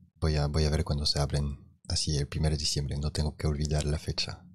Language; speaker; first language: Spanish; non-native, fluent; French